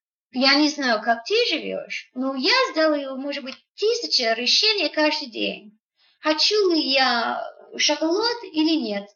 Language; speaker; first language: Russian; non-native, fluent; English